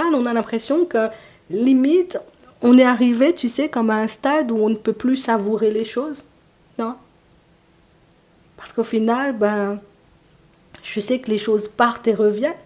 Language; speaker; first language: French; native; French